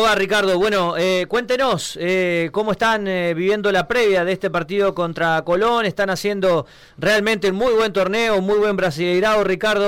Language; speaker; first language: Spanish; native; Spanish